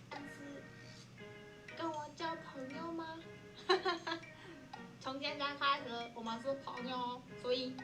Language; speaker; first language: Chinese; non-native, learner; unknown